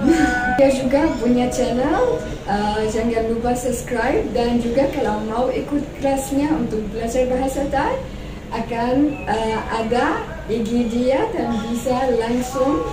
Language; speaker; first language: Indonesian; non-native, fluent; Arabic